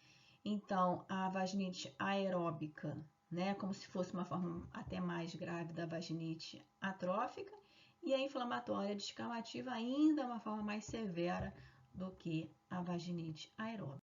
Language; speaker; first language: Portuguese; native; Portuguese